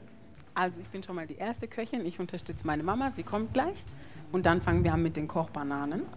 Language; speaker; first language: German; early bilingual, other home language; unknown